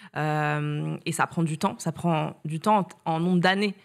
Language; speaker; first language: French; native; French